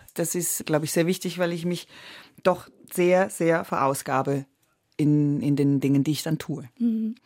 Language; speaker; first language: German; early bilingual, other home language; Italian